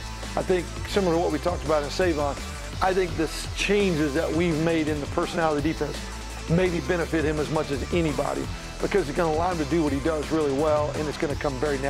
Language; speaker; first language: English; native; English